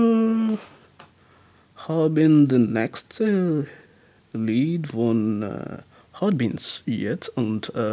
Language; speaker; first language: German; non-native, learner; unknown